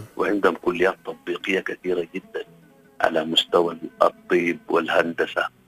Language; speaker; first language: Arabic; native; Arabic